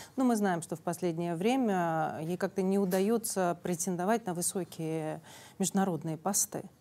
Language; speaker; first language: Russian; native; Russian